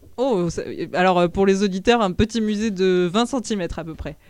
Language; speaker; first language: French; native; French